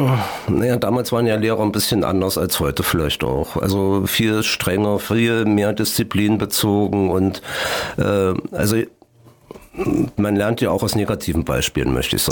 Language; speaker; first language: German; native; German